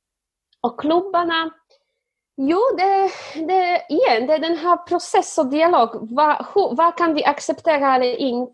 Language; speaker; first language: Swedish; non-native, fluent; Polish